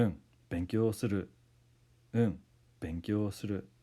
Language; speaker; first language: Japanese; non-native, fluent; English